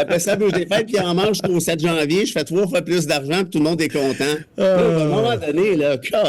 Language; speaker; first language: French; native; French